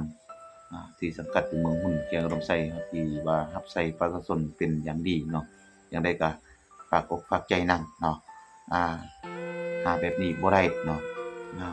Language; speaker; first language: Thai; non-native, local second language; Lao